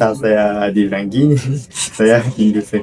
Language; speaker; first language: Indonesian; non-native, learner; Japanese